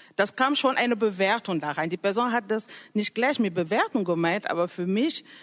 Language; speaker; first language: German; non-native, fluent; French